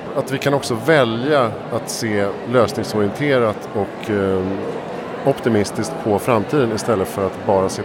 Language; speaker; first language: Swedish; native; Swedish